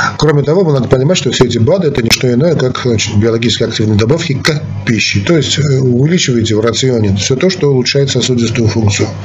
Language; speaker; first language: Russian; non-native, local second language; Armenian